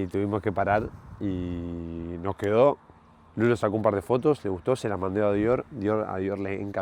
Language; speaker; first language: Spanish; native; Spanish